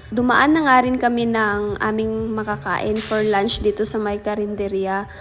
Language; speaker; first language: Filipino; native; Filipino